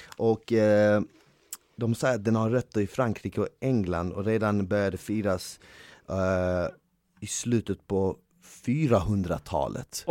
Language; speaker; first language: Swedish; native; Swedish